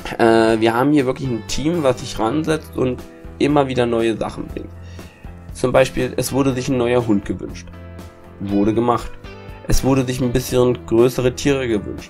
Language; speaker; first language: German; native; German